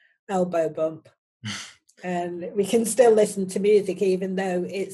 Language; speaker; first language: English; native; English